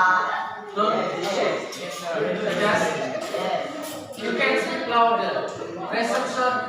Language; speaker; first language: English; non-native, fluent; Indonesian